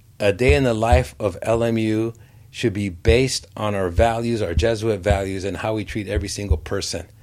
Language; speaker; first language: English; native; English